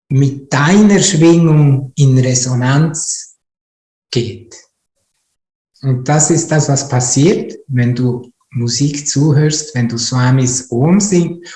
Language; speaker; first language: German; non-native, fluent; Italian